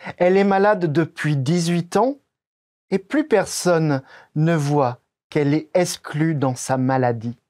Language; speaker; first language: French; native; French